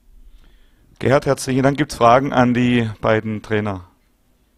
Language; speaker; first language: German; native; German